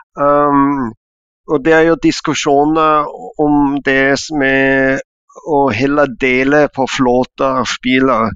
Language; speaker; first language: Norwegian; non-native, fluent; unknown